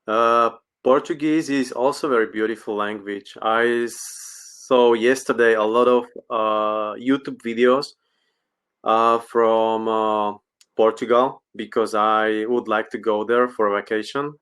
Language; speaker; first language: English; non-native, learner; Slovak